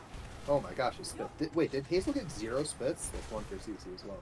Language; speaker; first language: English; native; English